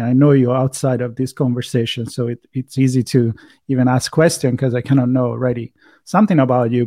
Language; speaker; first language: English; non-native, fluent; Italian